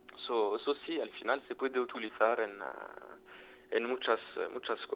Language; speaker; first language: Spanish; non-native, fluent; French